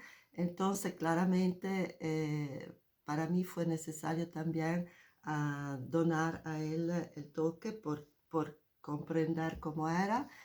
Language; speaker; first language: Spanish; non-native, fluent; Italian